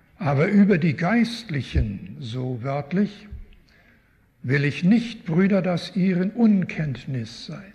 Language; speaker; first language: German; early bilingual, heritage; German